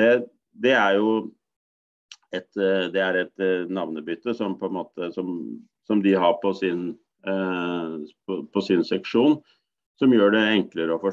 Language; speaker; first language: Norwegian; native; Norwegian